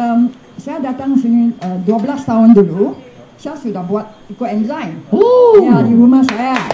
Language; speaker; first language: Indonesian; non-native, learner; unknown